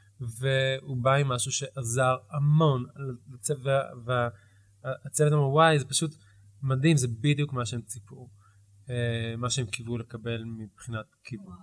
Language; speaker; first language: Hebrew; early bilingual, heritage; Hebrew